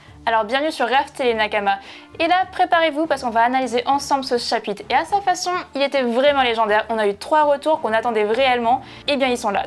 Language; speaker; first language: French; native; French